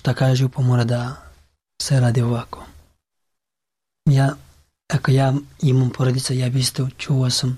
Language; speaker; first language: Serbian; non-native, learner; Pashto